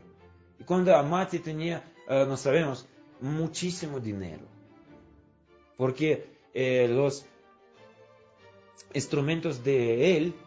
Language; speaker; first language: Spanish; non-native, fluent; Russian